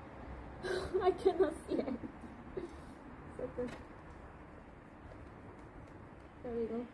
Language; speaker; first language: English; non-native, fluent; Korean